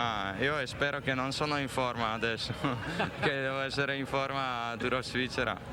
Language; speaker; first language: Italian; non-native, learner; Slovak